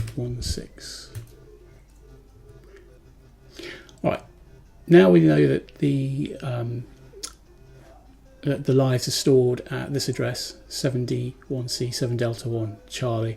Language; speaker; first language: English; native; English